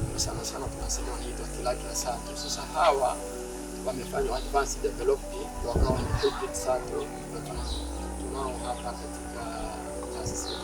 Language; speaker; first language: Swahili; native; Swahili